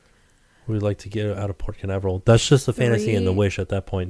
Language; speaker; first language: English; native; English